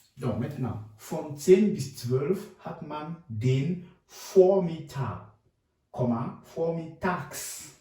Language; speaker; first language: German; non-native, fluent; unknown